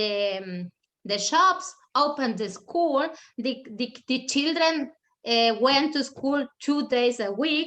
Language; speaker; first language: English; non-native, learner; German